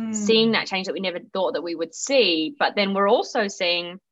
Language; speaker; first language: English; native; English